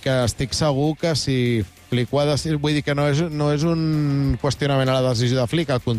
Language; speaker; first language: Catalan; native; Catalan